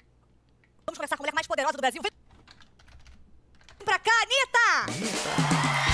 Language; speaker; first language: Portuguese; native; Portuguese